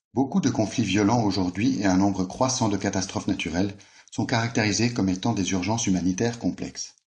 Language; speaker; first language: French; native; French